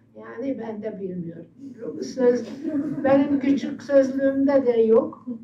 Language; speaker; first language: Turkish; non-native, fluent; Hungarian